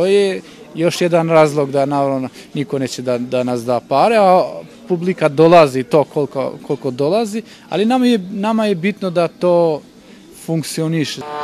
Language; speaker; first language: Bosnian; non-native, local second language; Albanian